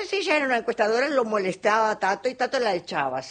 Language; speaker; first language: Spanish; native; Spanish